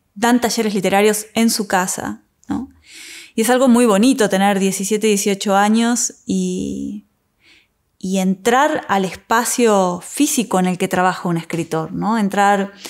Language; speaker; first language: Spanish; native; Spanish